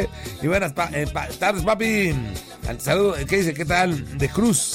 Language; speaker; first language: Spanish; native; Spanish